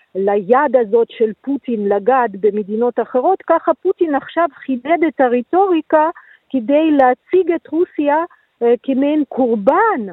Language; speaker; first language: Hebrew; non-native, fluent; Russian